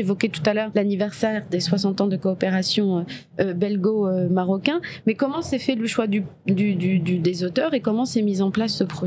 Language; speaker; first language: French; non-native, local second language; Arabic